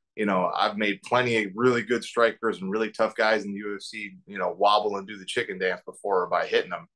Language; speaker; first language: English; native; English